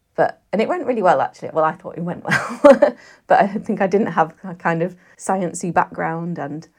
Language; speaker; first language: English; native; English